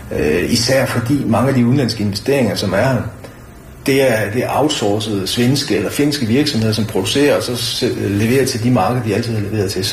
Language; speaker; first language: Danish; native; Danish